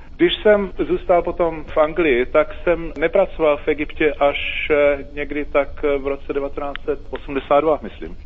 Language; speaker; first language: Czech; native; Czech